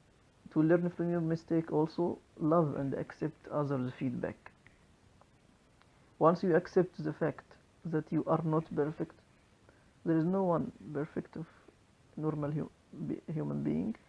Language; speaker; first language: English; non-native, local second language; Arabic